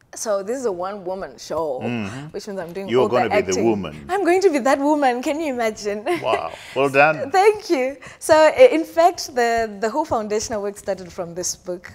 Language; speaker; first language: English; non-native, local second language; Shona